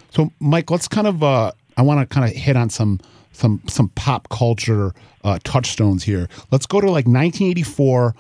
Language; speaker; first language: English; native; English